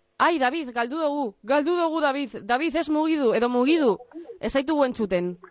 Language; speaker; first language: Basque; native; Basque